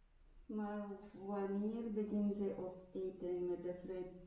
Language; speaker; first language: Dutch; non-native, learner; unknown